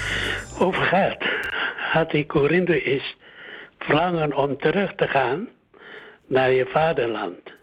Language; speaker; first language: Dutch; early bilingual, other home language; Indonesian